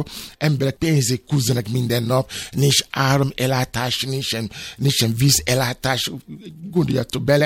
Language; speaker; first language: Hungarian; non-native, learner; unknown